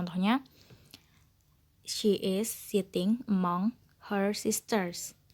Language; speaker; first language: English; non-native, learner; Indonesian